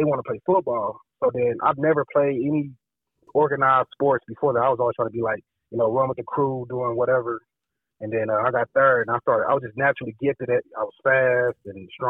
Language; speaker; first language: English; native; English